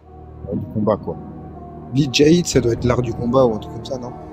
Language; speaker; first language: French; native; French